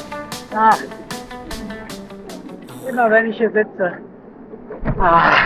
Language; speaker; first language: German; native; German